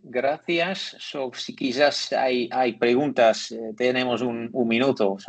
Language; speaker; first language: Spanish; non-native, learner; Dutch